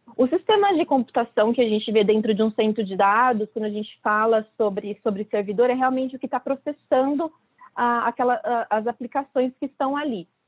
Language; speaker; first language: Portuguese; native; Portuguese